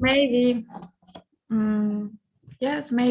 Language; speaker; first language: English; non-native, learner; Spanish